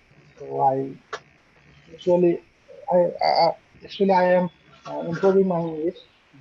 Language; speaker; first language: English; non-native, learner; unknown